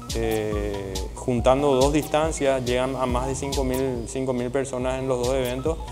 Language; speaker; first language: Spanish; native; Spanish